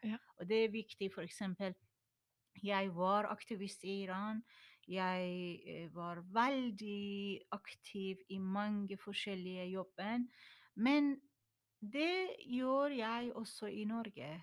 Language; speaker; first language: Norwegian; non-native, learner; Persian